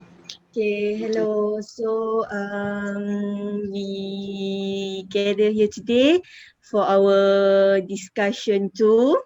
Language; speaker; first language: English; non-native, learner; Malay